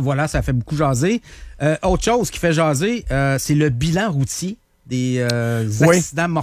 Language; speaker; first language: French; native; French